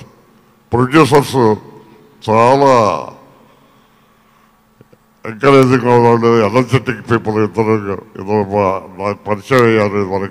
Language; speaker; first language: Telugu; native; Telugu